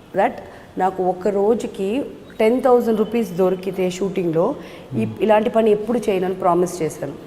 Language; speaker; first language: Telugu; native; Telugu